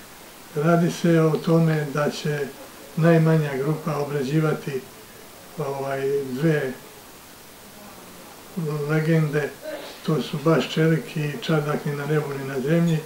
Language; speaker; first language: Croatian; native; Croatian